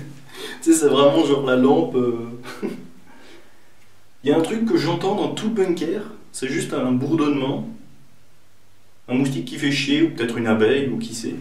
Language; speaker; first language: French; native; French